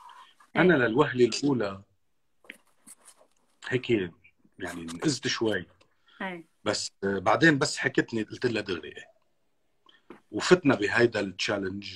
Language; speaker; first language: Arabic; native; Arabic